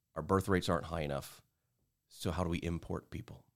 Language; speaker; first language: English; native; English